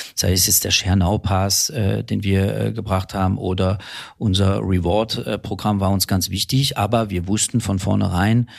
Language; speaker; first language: German; non-native, fluent; French